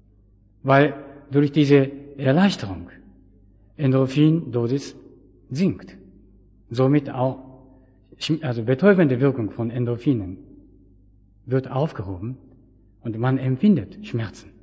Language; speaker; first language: German; non-native, fluent; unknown